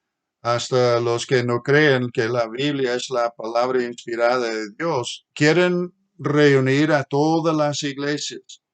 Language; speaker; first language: Spanish; non-native, fluent; English